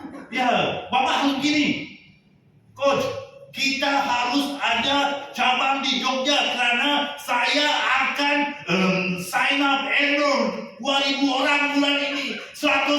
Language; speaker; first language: Indonesian; non-native, fluent; Tamil